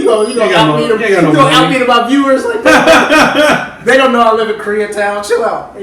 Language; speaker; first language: English; native; English